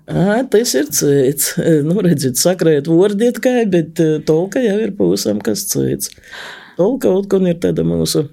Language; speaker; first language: Latvian; native; Latvian